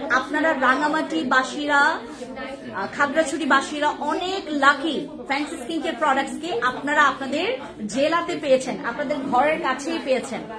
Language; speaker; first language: Bangla; non-native, local second language; Khasi